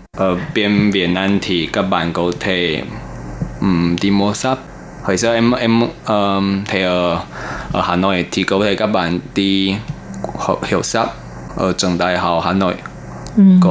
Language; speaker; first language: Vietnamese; non-native, learner; Chinese